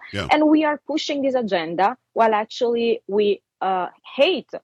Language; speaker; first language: English; non-native, fluent; Italian